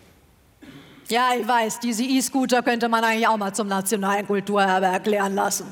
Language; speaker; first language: German; native; German